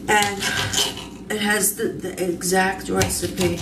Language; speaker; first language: English; native; English